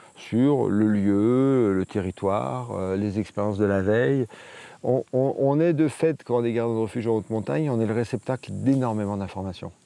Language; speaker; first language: French; native; French